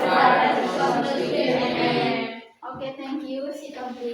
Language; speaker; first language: English; non-native, learner; Indonesian